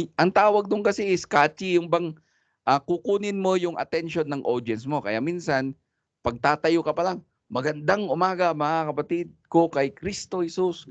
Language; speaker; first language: Filipino; non-native, local second language; Cebuano